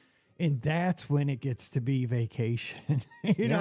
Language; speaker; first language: English; native; English